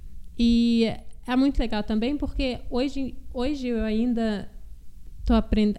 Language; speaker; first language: Portuguese; early bilingual, heritage; Portuguese